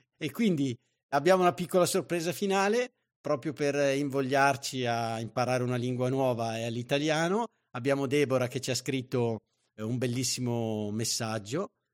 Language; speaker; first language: Italian; native; Italian